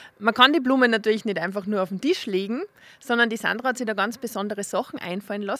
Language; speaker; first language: German; native; German